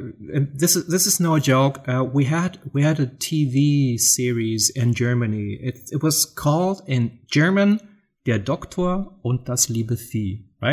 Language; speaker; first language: English; non-native, fluent; German